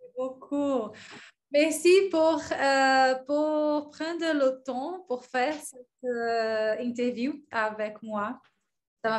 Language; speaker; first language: French; non-native, learner; English